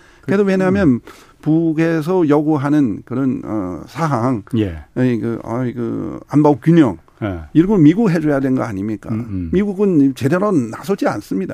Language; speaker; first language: Korean; non-native, fluent; Chinese